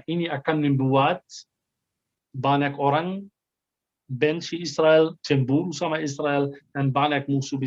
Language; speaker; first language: Indonesian; non-native, fluent; Arabic